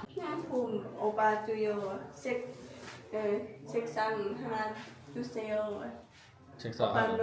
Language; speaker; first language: Korean; non-native, learner; Lao